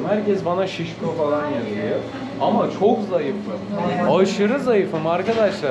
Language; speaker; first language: Turkish; native; Turkish